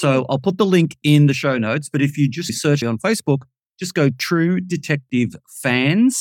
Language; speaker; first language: English; native; English